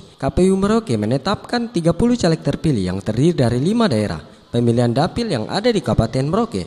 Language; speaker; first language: Indonesian; native; Indonesian